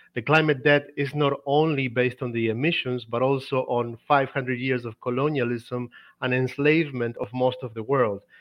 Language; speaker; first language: English; non-native, fluent; Spanish